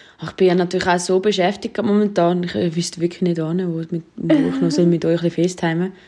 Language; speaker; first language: German; native; German